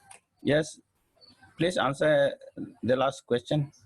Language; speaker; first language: English; non-native, fluent; Indonesian